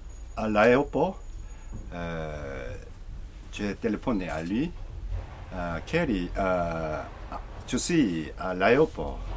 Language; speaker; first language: French; non-native, learner; Korean